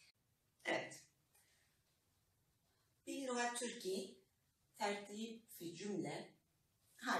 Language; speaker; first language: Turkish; non-native, fluent; Arabic